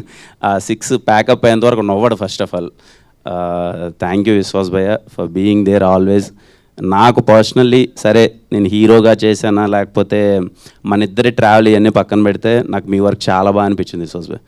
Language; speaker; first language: Telugu; native; Telugu